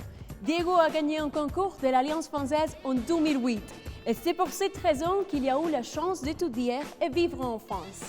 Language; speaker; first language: French; non-native, fluent; Spanish